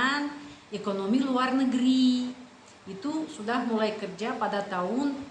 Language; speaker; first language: Indonesian; non-native, fluent; Russian